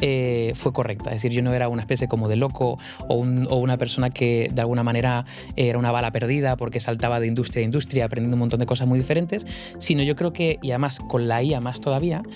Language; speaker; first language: Spanish; native; Spanish